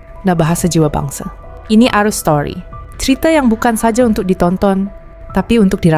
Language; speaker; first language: Malay; native; Malay